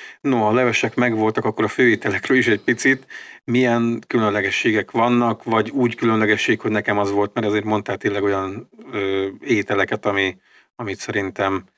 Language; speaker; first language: Hungarian; native; Hungarian